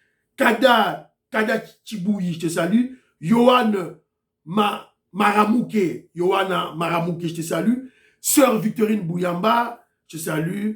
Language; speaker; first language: French; non-native, local second language; Lingala